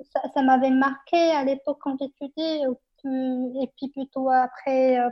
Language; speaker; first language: French; non-native, local second language; Arabic